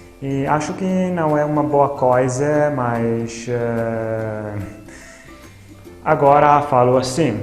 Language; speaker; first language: Portuguese; non-native, fluent; Italian